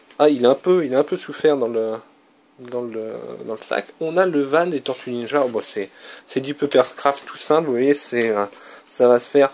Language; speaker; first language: French; native; French